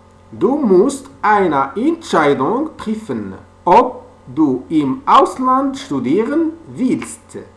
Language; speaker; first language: German; non-native, fluent; French